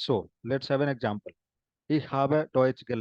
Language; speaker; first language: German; non-native, fluent; Hindi